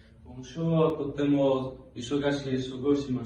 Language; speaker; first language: Japanese; non-native, learner; Bangla